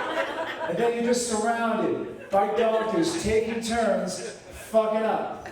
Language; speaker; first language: English; native; English